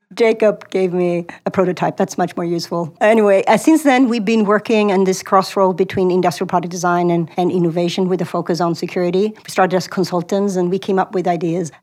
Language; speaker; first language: English; non-native, fluent; Swedish